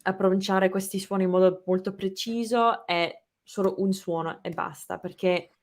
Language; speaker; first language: Italian; non-native, fluent; English